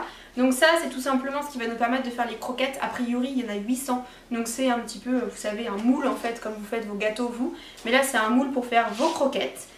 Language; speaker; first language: French; native; French